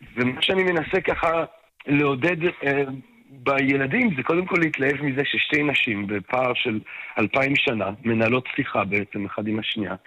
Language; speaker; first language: Hebrew; non-native, fluent; French